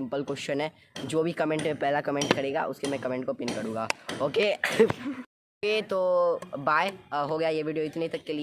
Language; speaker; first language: Hindi; native; Hindi